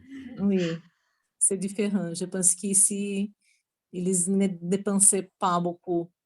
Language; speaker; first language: French; non-native, learner; Portuguese